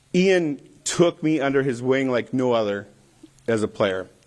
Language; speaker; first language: English; native; English